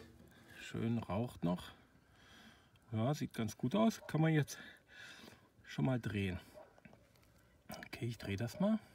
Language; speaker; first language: German; native; German